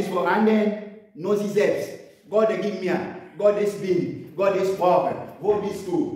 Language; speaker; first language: German; non-native, learner; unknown